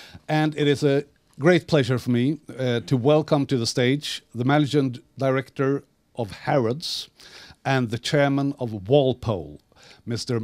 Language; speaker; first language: English; non-native, fluent; Swedish